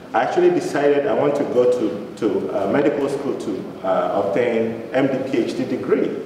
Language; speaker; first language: English; non-native, local second language; Yoruba